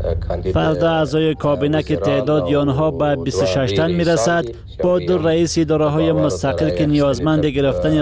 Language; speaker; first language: Persian; native; Persian